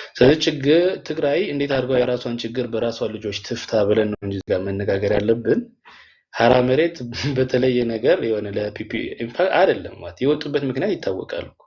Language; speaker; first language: Amharic; non-native, local second language; Tigrinya